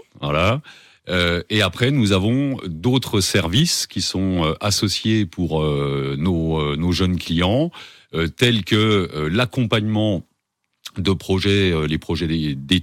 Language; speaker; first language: French; native; French